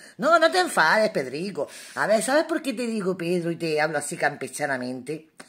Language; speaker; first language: Spanish; native; Spanish